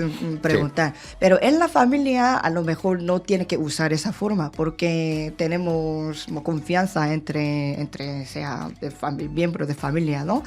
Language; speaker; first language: Spanish; non-native, learner; Korean